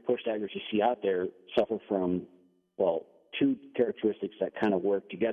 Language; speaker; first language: English; non-native, fluent; Danish